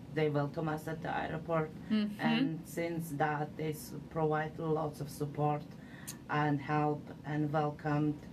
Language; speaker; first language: English; non-native, fluent; Uzbek